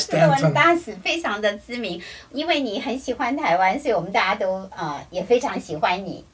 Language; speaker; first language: Chinese; native; Chinese